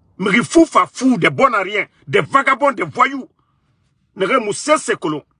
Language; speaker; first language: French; non-native, local second language; Mandingo